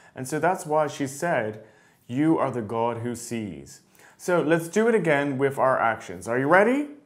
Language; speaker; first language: English; native; English